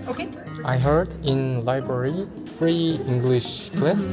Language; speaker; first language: English; non-native, learner; Korean